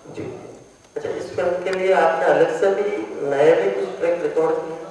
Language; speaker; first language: Hindi; native; Hindi